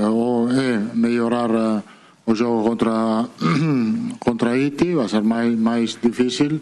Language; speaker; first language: Portuguese; non-native, fluent; Italian